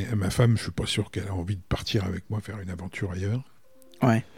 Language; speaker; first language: French; native; French